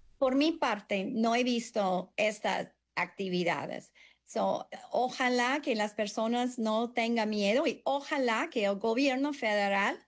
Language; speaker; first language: Spanish; non-native, fluent; English